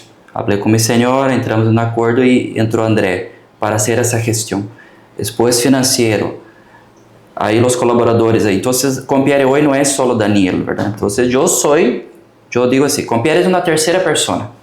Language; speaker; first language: Portuguese; early bilingual, heritage; Portuguese